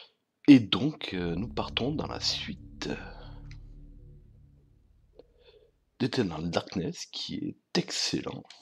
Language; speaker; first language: French; native; French